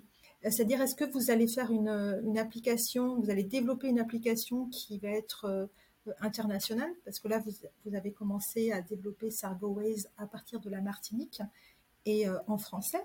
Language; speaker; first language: French; native; French